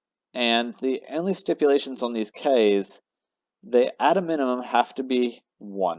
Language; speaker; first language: English; native; English